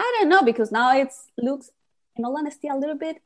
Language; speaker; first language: English; non-native, fluent; Spanish